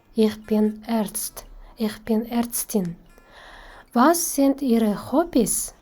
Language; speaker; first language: German; non-native, fluent; Kazakh